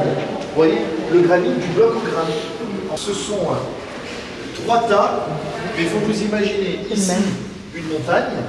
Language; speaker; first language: French; native; French